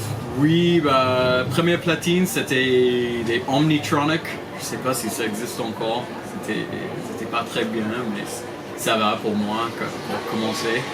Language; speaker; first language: French; non-native, fluent; English